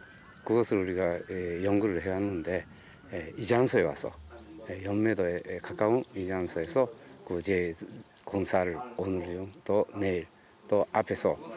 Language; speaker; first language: Korean; early bilingual, heritage; Korean